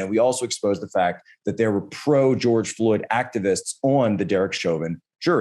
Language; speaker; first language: English; native; English